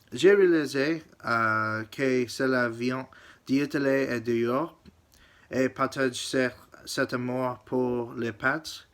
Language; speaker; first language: French; non-native, learner; English